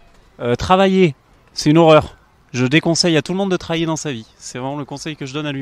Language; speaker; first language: French; native; French